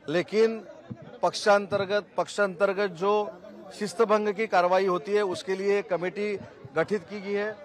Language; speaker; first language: Hindi; non-native, local second language; Marathi